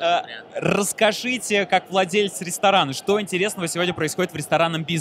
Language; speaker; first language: Russian; native; Russian